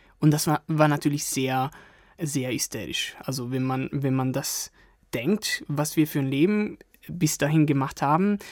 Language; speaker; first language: German; non-native, fluent; Italian